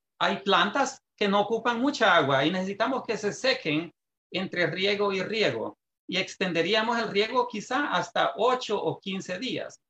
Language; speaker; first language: Spanish; native; Spanish